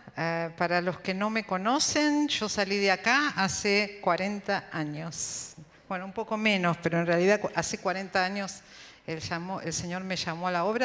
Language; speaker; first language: Spanish; native; Spanish